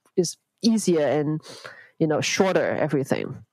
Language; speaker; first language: English; non-native, local second language; Cantonese